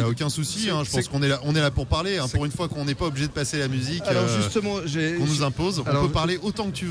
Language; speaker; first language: French; native; French